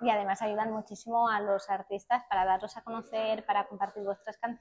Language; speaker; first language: Spanish; native; Spanish